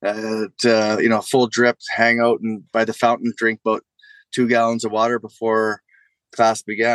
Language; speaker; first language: English; native; English